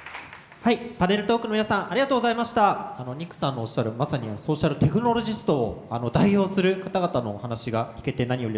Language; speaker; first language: Japanese; native; Japanese